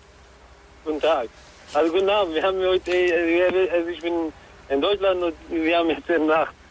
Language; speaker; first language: German; non-native, learner; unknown